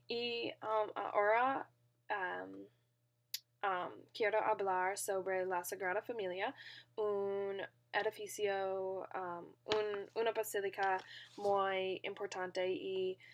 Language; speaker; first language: Spanish; non-native, learner; English